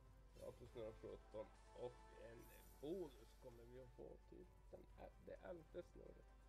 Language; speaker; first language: Swedish; native; Swedish